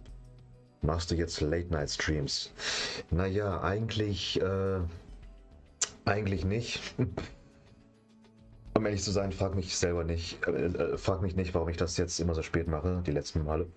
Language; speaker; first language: German; native; German